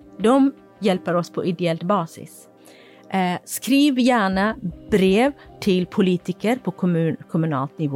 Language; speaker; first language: Swedish; non-native, fluent; Kurdish